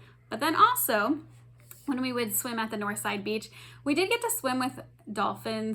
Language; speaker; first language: English; native; English